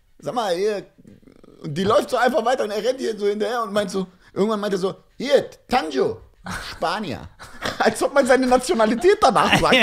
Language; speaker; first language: German; early bilingual, other home language; Greek